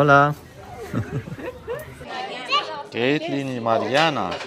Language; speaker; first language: Spanish; non-native, learner; Romanian